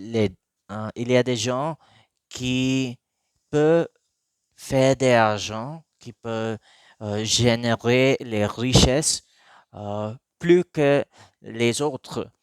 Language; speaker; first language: French; non-native, learner; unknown